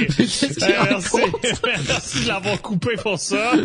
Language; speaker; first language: French; native; French